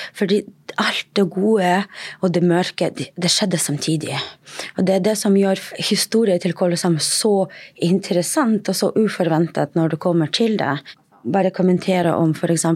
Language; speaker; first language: Norwegian; non-native, fluent; Russian